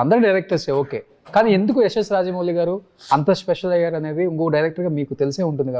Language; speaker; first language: Telugu; native; Telugu